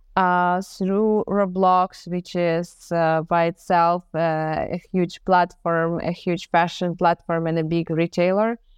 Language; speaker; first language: English; non-native, fluent; Ukrainian